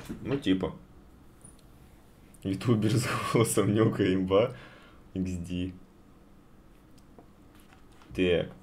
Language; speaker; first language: Russian; native; Russian